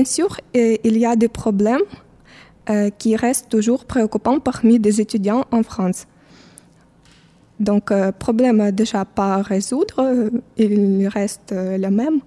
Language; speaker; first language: French; non-native, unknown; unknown